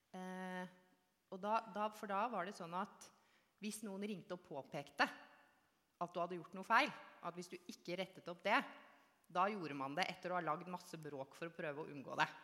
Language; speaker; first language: Norwegian; native; Norwegian